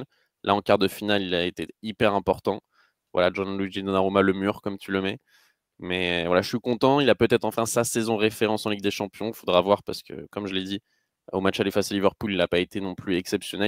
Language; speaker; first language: French; native; French